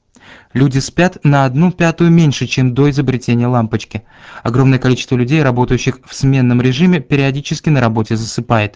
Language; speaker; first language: Russian; native; Russian